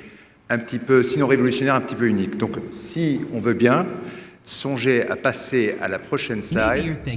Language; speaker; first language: French; native; French